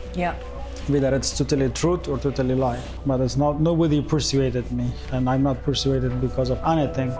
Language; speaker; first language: English; non-native, fluent; Persian